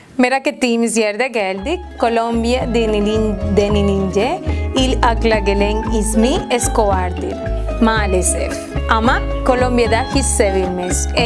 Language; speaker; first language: Turkish; non-native, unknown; Spanish